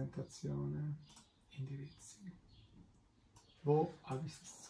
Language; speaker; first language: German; non-native, fluent; Italian